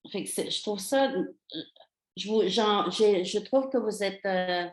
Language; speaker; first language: French; non-native, local second language; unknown